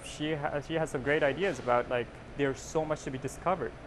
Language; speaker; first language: English; non-native, local second language; Persian